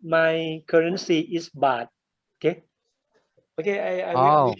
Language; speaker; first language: English; non-native, learner; Thai